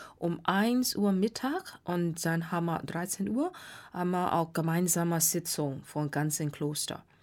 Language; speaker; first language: German; non-native, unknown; Burmese